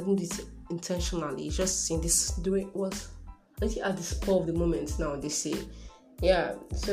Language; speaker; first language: English; non-native, local second language; Igbo